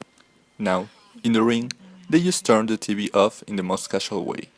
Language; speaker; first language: English; non-native, fluent; Spanish